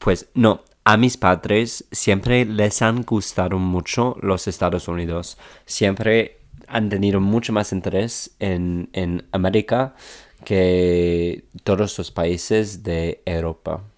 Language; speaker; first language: Spanish; non-native, fluent; English